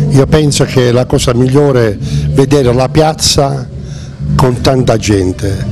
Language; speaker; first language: Italian; native; Italian